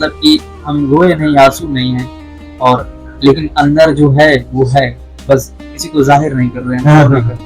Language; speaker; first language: Hindi; native; Hindi